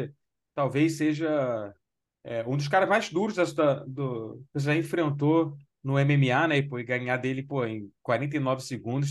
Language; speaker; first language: Portuguese; native; Portuguese